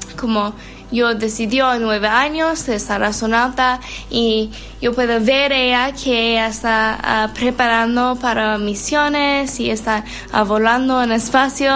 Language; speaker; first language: Spanish; non-native, learner; English